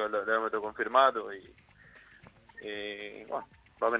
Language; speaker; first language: Italian; non-native, learner; Spanish